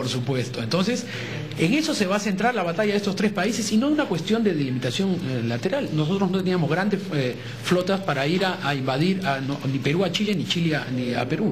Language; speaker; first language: Spanish; native; Spanish